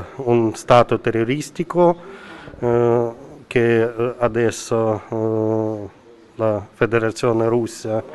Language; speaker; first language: Italian; non-native, learner; Ukrainian